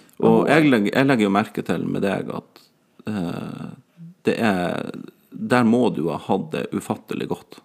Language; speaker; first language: Norwegian; native; Norwegian